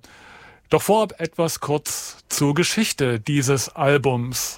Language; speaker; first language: German; native; German